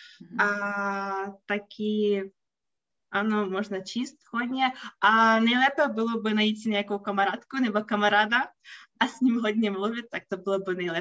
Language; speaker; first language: Czech; non-native, fluent; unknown